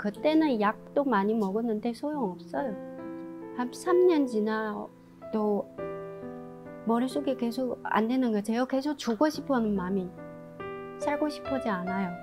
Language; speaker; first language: Korean; non-native, learner; Chinese